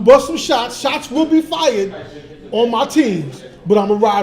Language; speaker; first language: English; native; English